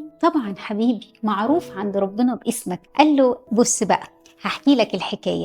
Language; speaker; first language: Arabic; native; Arabic